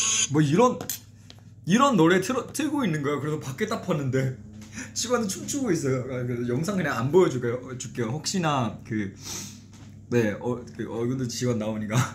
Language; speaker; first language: Korean; non-native, fluent; Chinese